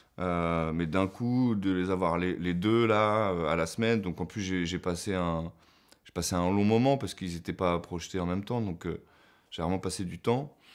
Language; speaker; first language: French; native; French